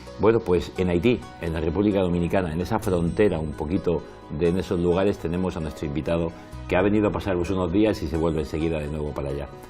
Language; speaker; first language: Spanish; native; Spanish